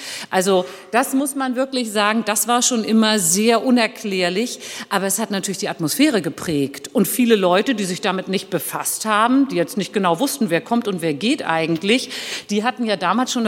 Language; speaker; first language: German; early bilingual, other home language; Turkish